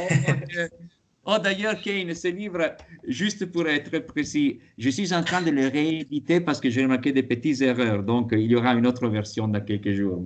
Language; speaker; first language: French; non-native, fluent; Italian